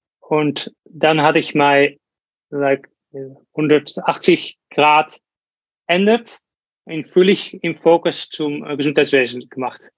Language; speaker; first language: German; non-native, learner; Dutch